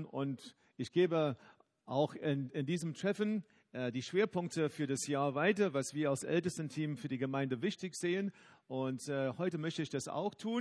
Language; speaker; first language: German; non-native, fluent; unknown